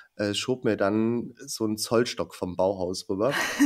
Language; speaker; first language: German; native; German